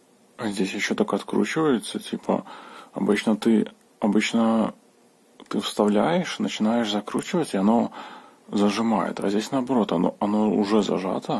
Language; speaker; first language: Russian; native; Russian